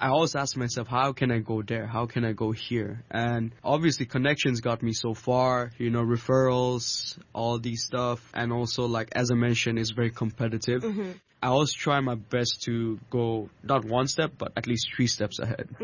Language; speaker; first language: English; non-native, local second language; Bangla